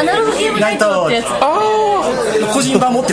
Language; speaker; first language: Japanese; native; Japanese